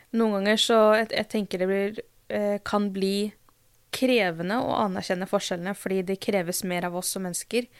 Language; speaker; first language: Norwegian; native; Norwegian